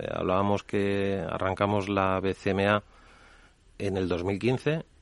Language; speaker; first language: Spanish; native; Spanish